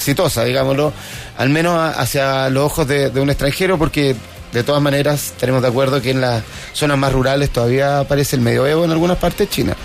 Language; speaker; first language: Spanish; native; Spanish